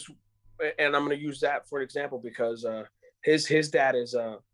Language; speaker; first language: English; non-native, fluent; Spanish